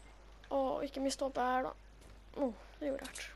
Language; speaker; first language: Norwegian; native; Norwegian